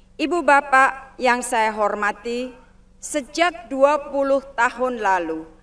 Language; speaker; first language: Indonesian; native; Indonesian